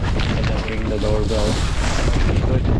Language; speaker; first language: English; non-native, local second language; Filipino